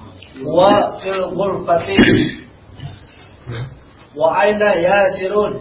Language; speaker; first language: Arabic; non-native, learner; Indonesian